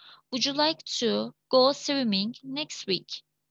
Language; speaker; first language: English; non-native, fluent; Turkish